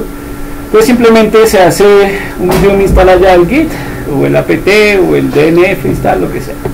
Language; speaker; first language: Spanish; native; Spanish